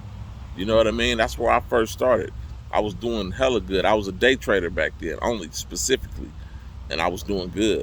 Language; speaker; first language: English; native; English